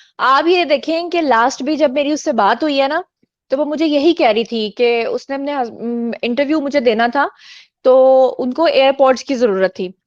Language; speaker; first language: Urdu; native; Urdu